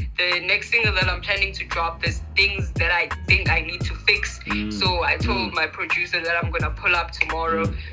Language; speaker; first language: English; non-native, local second language; Zulu